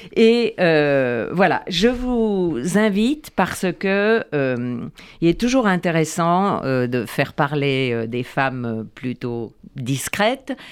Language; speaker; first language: French; native; French